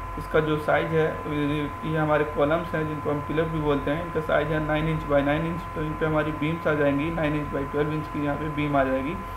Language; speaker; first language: Hindi; native; Hindi